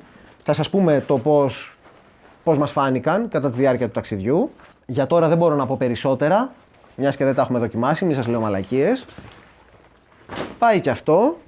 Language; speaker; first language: Greek; native; Greek